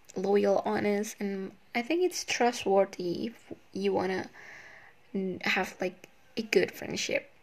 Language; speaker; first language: English; non-native, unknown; Indonesian